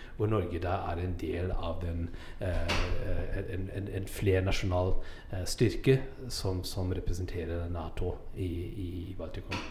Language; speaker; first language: Norwegian; non-native, fluent; German